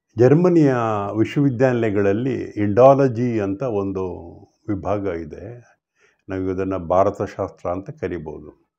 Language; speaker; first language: Kannada; non-native, local second language; Tulu